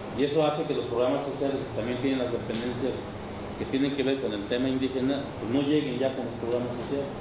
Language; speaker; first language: Spanish; non-native, local second language; Nahuatl languages